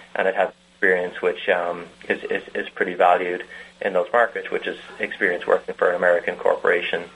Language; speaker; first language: English; native; English